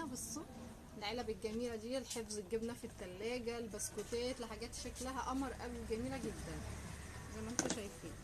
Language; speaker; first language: Arabic; native; Arabic